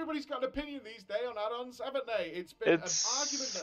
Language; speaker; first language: English; native; English